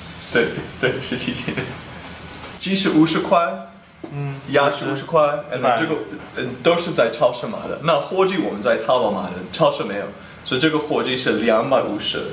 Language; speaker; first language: Chinese; non-native, fluent; English